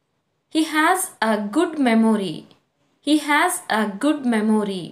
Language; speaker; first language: English; non-native, local second language; Kannada